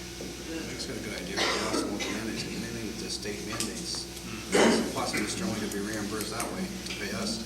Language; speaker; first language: English; native; English